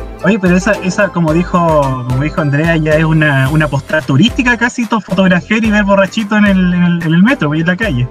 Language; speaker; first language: Spanish; native; Spanish